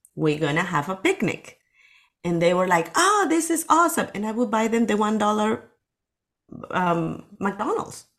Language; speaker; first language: English; non-native, fluent; Spanish